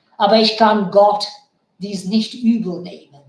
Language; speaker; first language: German; non-native, fluent; Bangla